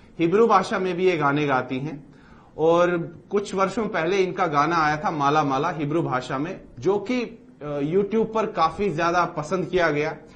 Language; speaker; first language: Hindi; native; Hindi